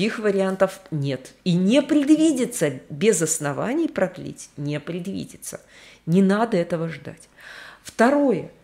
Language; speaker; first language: Russian; native; Russian